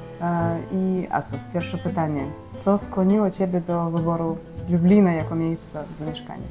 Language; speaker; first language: Polish; non-native, fluent; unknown